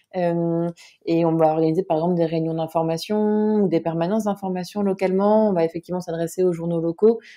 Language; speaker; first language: French; native; French